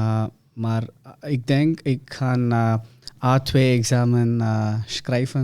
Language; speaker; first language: Dutch; non-native, learner; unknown